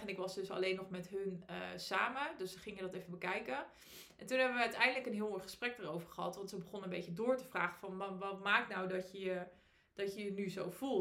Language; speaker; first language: Dutch; native; Dutch